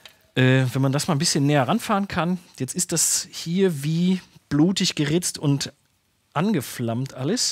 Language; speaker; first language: German; native; German